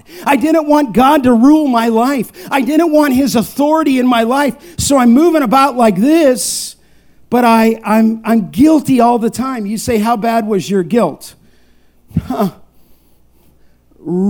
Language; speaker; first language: English; native; English